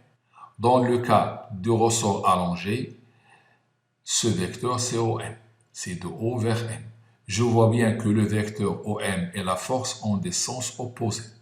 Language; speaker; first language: French; non-native, local second language; Arabic